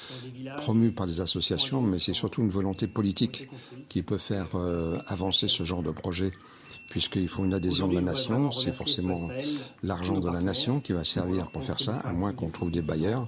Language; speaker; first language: French; native; French